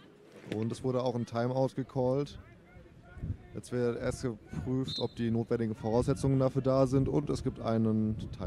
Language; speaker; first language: German; native; German